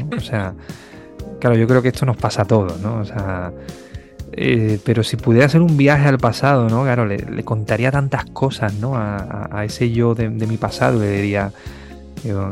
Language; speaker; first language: Spanish; native; Spanish